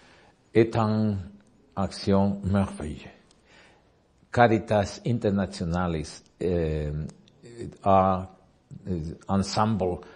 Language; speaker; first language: French; non-native, learner; Spanish